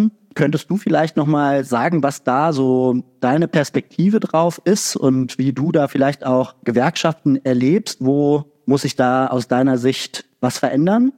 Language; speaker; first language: German; native; German